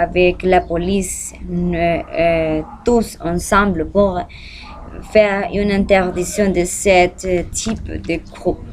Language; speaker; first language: French; non-native, learner; Spanish